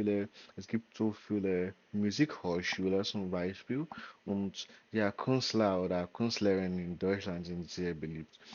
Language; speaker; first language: German; non-native, learner; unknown